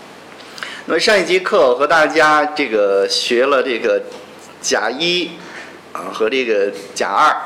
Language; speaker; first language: Chinese; native; Chinese